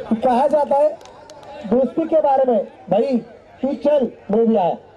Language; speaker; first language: Hindi; non-native, local second language; Marathi